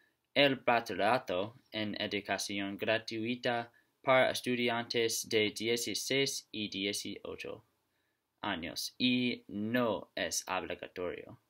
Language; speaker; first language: Spanish; non-native, learner; English